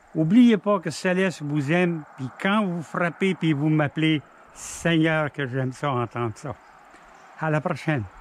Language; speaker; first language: French; native; French